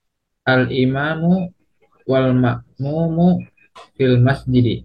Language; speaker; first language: Arabic; non-native, learner; Indonesian